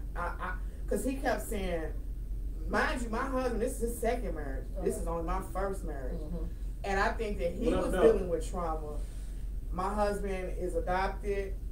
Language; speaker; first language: English; native; English